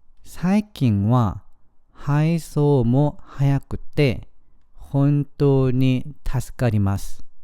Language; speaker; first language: Japanese; non-native, fluent; Korean